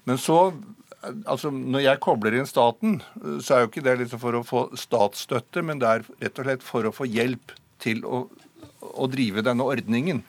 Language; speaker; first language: Norwegian; native; Norwegian